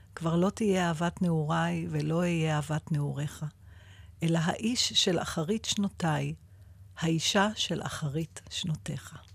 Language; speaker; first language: Hebrew; native; Hebrew